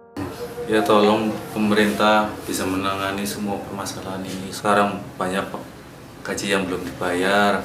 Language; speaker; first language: Indonesian; non-native, local second language; Javanese